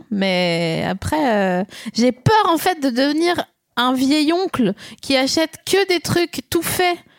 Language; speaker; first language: French; native; French